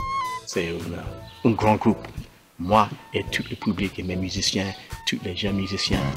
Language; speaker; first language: French; non-native, learner; English